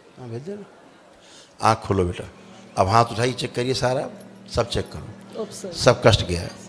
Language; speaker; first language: Hindi; native; Hindi